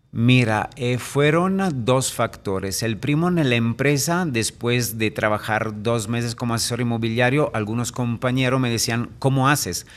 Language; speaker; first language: Spanish; non-native, fluent; Italian